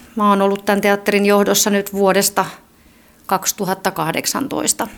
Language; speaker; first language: Finnish; native; Finnish